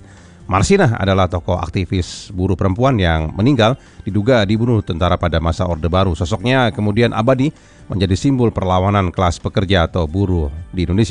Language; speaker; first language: Indonesian; native; Indonesian